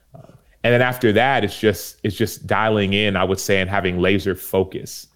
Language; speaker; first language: English; early bilingual, other home language; Yoruba